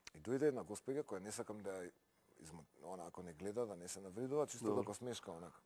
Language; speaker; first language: Macedonian; native; Macedonian